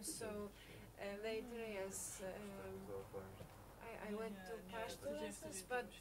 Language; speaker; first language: English; non-native, fluent; Polish